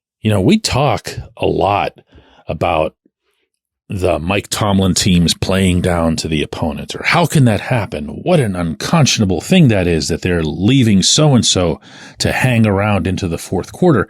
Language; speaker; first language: English; native; English